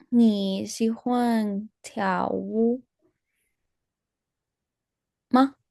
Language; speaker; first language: Chinese; non-native, learner; Spanish